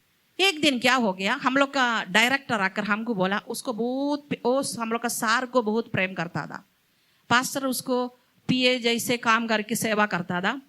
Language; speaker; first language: Hindi; non-native, local second language; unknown